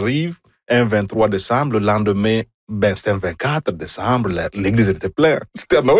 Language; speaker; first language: French; non-native, fluent; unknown